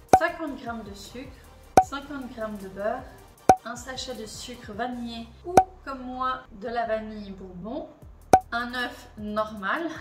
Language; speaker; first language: French; native; French